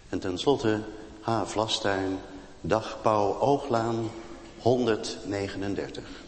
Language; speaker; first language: Dutch; native; Dutch